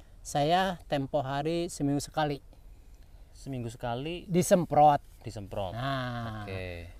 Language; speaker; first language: Indonesian; non-native, local second language; Javanese